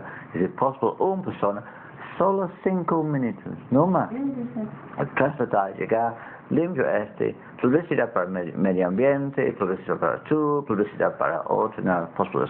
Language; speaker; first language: Spanish; non-native, learner; English